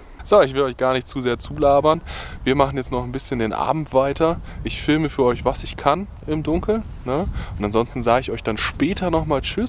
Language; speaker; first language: German; native; German